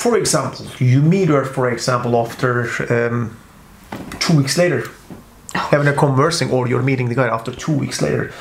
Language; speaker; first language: English; non-native, fluent; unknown